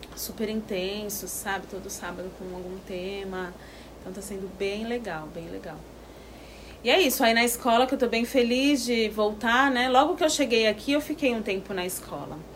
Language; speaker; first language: Portuguese; native; Portuguese